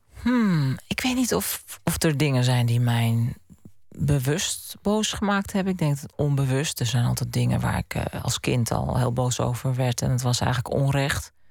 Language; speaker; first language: Dutch; native; Dutch